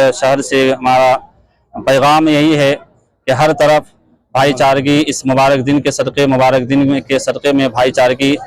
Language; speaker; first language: Urdu; native; Urdu